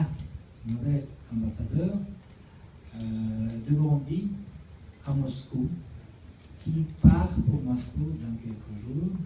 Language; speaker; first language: French; non-native, fluent; Russian